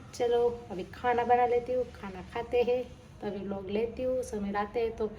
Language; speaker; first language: Hindi; non-native, local second language; Gujarati